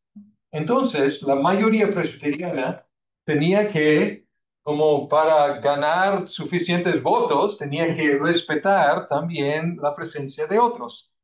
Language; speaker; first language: Spanish; non-native, fluent; English